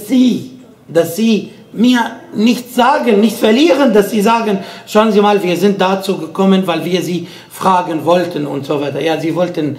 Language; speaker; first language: German; non-native, fluent; Arabic